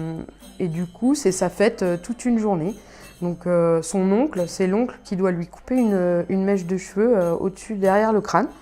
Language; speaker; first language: French; native; French